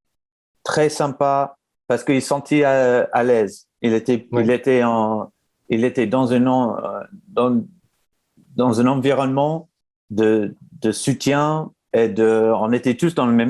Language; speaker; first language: French; non-native, fluent; English